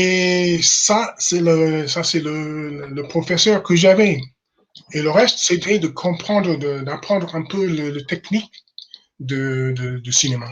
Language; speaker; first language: French; non-native, fluent; English